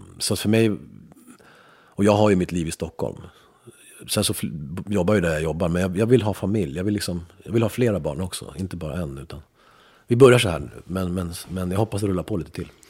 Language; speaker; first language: Swedish; early bilingual, other home language; Spanish